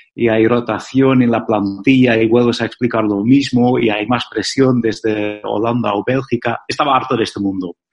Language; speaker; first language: Spanish; non-native, fluent; Dutch